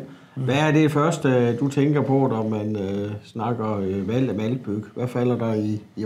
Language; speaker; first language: Danish; native; Danish